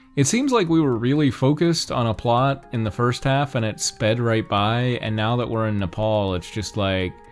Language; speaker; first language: English; native; English